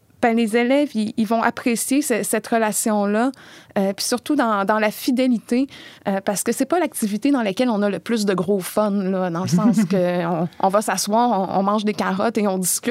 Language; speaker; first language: French; native; French